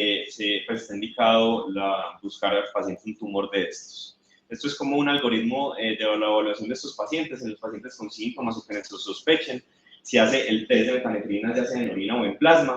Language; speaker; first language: Spanish; native; Spanish